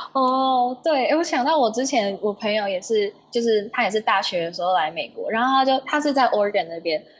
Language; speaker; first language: Chinese; native; Chinese